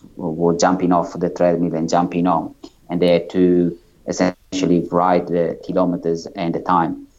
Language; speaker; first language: English; non-native, fluent; Italian